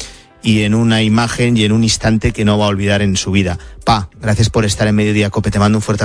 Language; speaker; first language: Spanish; native; Spanish